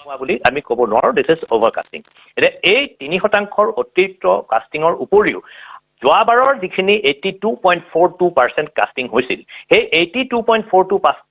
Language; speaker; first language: Assamese; native; Assamese